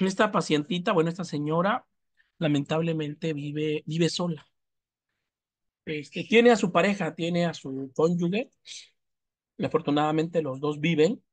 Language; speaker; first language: Spanish; native; Spanish